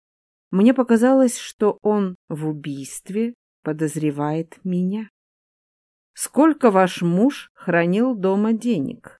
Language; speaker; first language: Russian; native; Russian